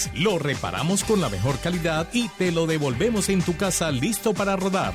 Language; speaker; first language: Spanish; native; Spanish